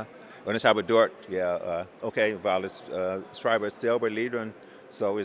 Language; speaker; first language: German; non-native, learner; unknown